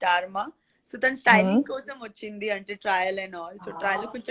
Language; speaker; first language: Telugu; non-native, learner; Gujarati